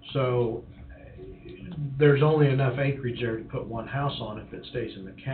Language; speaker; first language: English; native; English